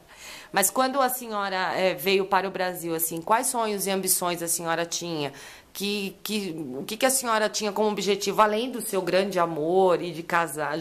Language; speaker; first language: Portuguese; native; Portuguese